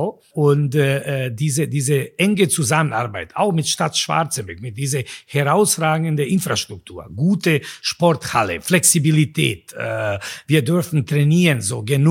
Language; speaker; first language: German; non-native, fluent; Bosnian